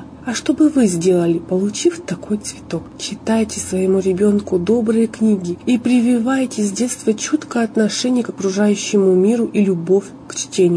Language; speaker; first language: Russian; native; Russian